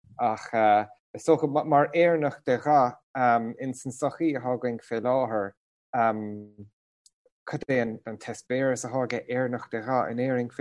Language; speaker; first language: Irish; non-native, local second language; English